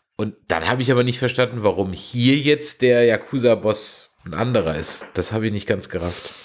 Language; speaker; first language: German; native; German